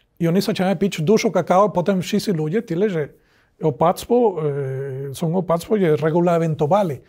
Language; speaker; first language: Polish; non-native, learner; Spanish